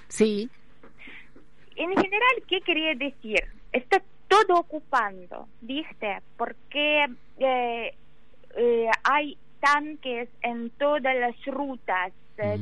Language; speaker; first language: Spanish; non-native, learner; Ukrainian